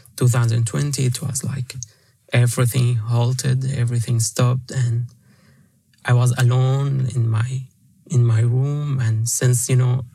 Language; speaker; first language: English; non-native, fluent; Arabic